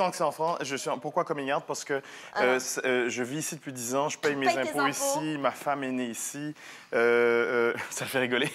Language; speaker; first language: French; native; French